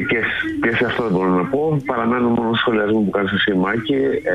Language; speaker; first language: Greek; native; Greek